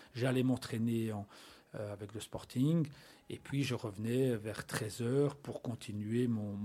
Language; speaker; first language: French; native; French